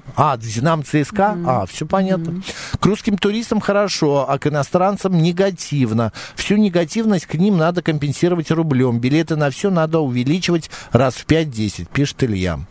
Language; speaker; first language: Russian; native; Russian